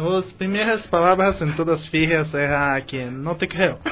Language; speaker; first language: Spanish; non-native, fluent; Russian